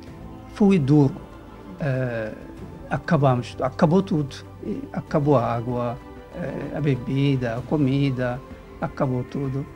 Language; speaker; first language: Portuguese; non-native, learner; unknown